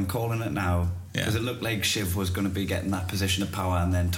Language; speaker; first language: English; native; English